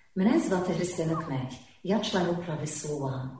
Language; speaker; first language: Ukrainian; early bilingual, heritage; Ukrainian